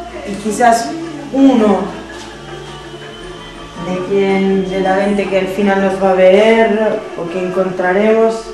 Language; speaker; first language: Spanish; non-native, fluent; Italian